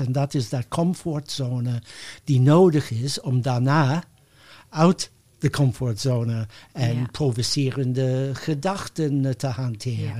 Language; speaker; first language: Dutch; non-native, fluent; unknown